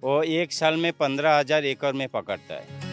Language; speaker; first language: Hindi; non-native, local second language; Odia